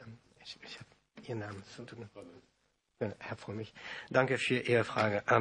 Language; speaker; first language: German; non-native, learner; French